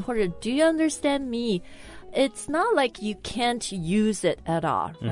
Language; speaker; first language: English; non-native, fluent; Chinese